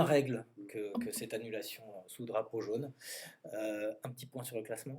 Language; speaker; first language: French; native; French